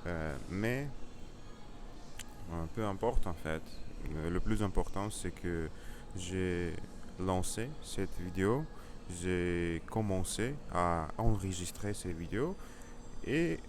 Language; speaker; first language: French; non-native, learner; Russian